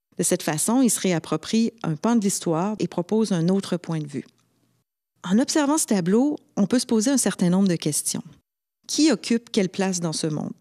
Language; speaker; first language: French; native; French